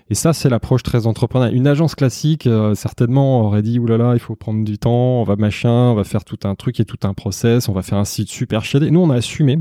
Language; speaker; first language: French; native; French